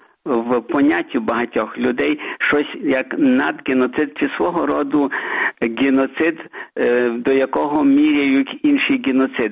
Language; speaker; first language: Ukrainian; early bilingual, heritage; Ukrainian